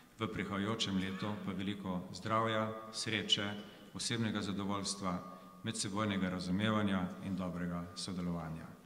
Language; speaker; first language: Slovenian; native; Slovenian